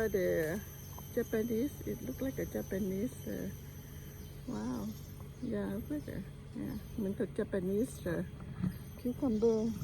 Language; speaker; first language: English; non-native, learner; Thai